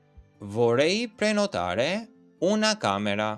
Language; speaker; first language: Italian; non-native, fluent; Albanian